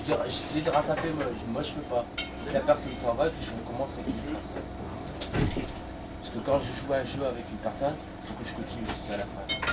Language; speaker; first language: French; native; French